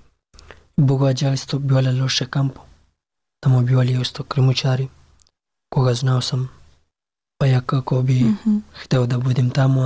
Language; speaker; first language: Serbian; non-native, learner; Pashto